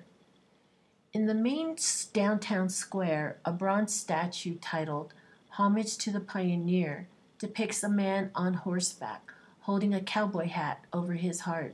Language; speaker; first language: English; native; English